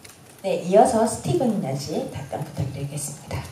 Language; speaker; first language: Korean; native; Korean